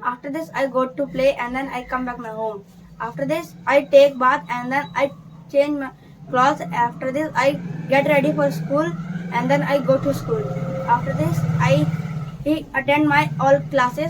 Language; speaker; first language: English; non-native, learner; Hindi